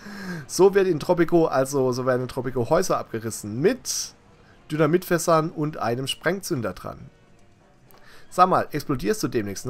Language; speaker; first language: German; native; German